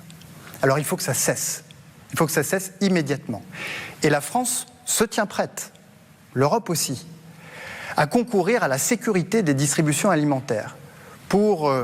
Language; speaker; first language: French; native; French